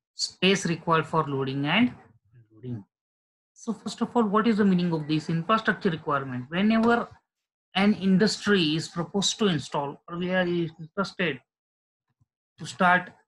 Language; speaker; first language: English; non-native, local second language; Marathi